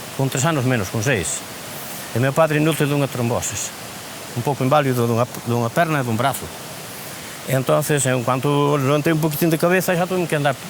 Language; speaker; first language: Galician; native; Galician